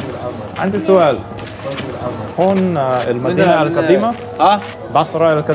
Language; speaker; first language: Arabic; non-native, learner; English